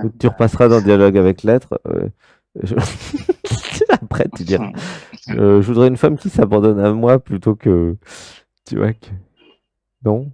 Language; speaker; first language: French; native; French